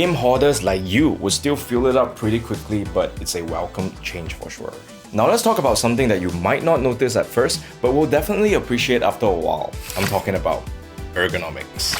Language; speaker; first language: English; native; English